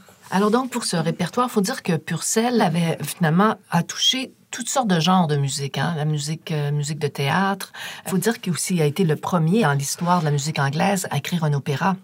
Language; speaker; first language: French; native; French